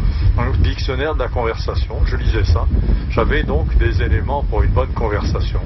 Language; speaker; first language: French; native; French